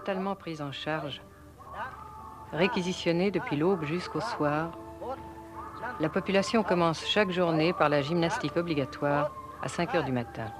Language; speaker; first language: French; native; French